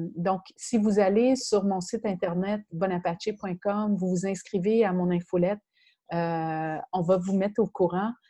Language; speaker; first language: French; native; French